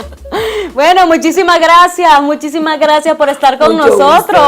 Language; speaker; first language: Spanish; native; Spanish